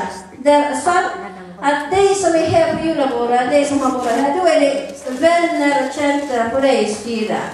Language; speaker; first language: Norwegian; non-native, learner; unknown